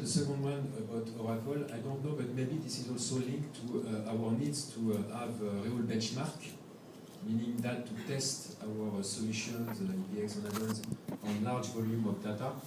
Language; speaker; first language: English; non-native, fluent; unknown